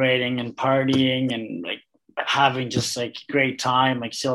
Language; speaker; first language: English; non-native, fluent; Danish